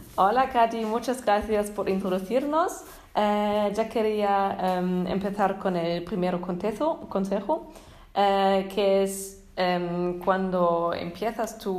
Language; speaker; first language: Spanish; non-native, learner; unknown